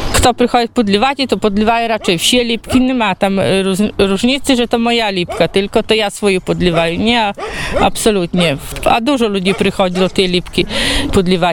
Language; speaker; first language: Polish; non-native, local second language; Belarusian